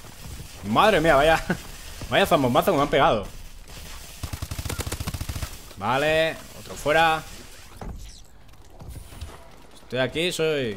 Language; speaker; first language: Spanish; native; Spanish